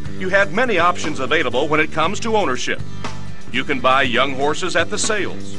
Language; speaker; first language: English; native; English